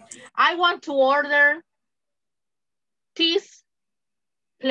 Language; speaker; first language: English; non-native, fluent; Spanish